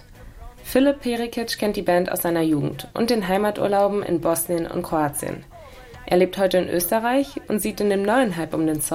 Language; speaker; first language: German; native; German